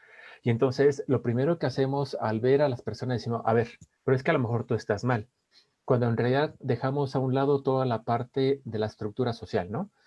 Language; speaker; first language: Spanish; native; Spanish